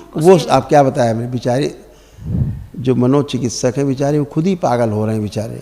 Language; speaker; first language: Hindi; native; Hindi